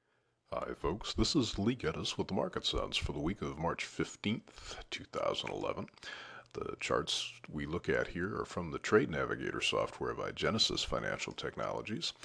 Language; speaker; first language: English; native; English